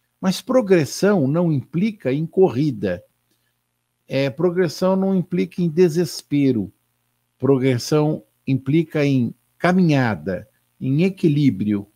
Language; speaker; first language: Portuguese; native; Portuguese